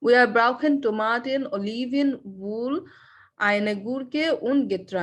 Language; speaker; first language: German; non-native, learner; Bangla